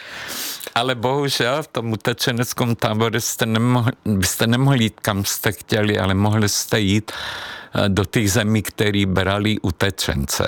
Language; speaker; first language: Czech; non-native, fluent; Hungarian